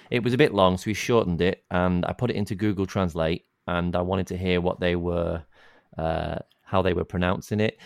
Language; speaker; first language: English; native; English